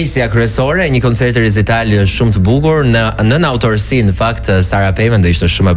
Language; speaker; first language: Albanian; native; Albanian